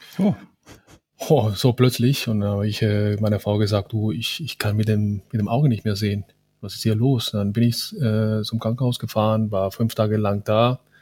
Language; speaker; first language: German; non-native, fluent; Spanish